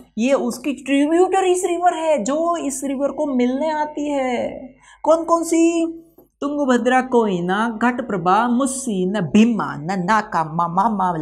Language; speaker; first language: Hindi; non-native, local second language; Gujarati